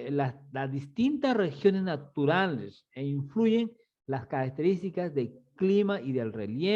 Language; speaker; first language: Spanish; native; Spanish